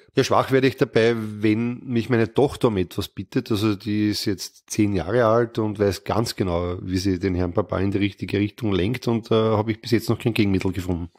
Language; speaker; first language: German; native; German